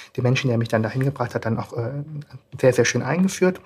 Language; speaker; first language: German; native; German